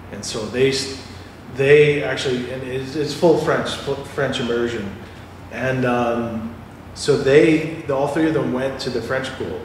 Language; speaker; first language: English; native; English